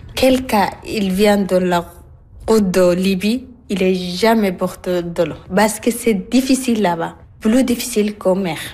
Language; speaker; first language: French; non-native, learner; Arabic